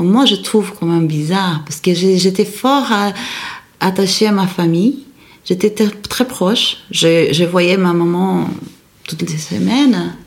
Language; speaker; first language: French; non-native, fluent; Portuguese